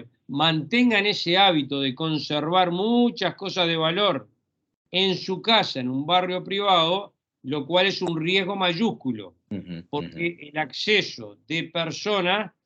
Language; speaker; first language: Spanish; native; Spanish